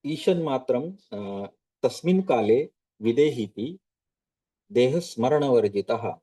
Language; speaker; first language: Hindi; non-native, local second language; Marathi